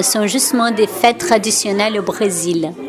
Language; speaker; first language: French; non-native, fluent; Portuguese